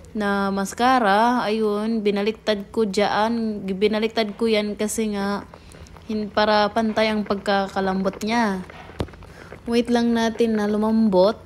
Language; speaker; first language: Filipino; non-native, local second language; Cebuano